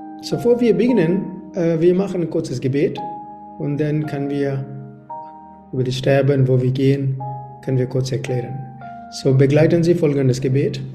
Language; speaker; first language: German; non-native, learner; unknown